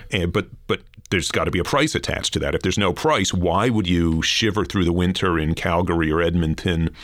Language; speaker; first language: English; native; English